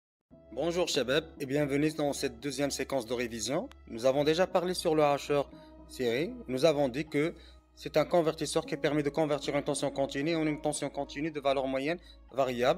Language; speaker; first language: French; non-native, local second language; Arabic